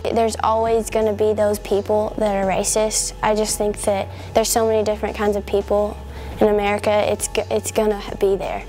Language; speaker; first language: English; native; English